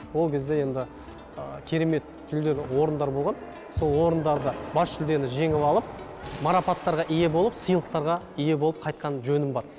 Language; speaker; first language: Kazakh; non-native, local second language; Russian